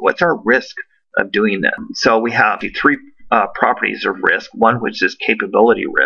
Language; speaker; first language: English; native; English